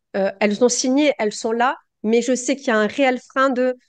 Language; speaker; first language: French; native; French